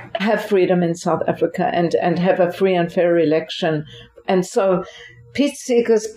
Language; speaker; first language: English; native; English